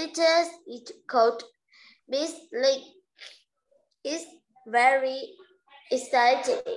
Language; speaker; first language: English; non-native, learner; Vietnamese